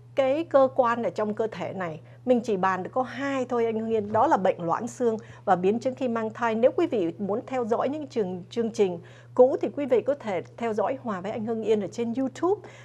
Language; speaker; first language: Vietnamese; early bilingual, other home language; English